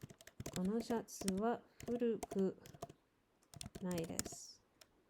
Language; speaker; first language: Japanese; non-native, learner; English